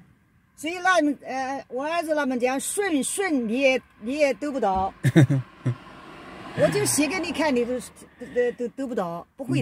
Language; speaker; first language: Chinese; non-native, local second language; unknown